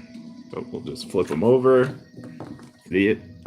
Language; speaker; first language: English; native; English